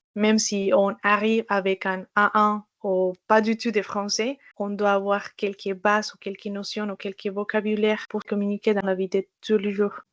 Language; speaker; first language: French; non-native, fluent; Spanish